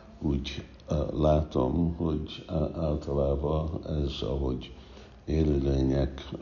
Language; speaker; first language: Hungarian; non-native, fluent; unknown